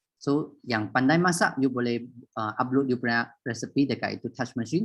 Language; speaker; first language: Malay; non-native, local second language; Chinese